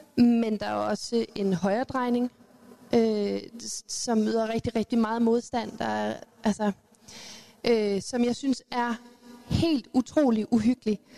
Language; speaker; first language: Danish; early bilingual, other home language; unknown